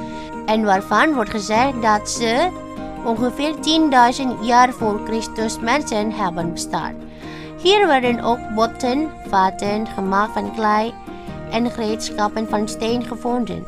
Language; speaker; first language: Dutch; non-native, learner; Indonesian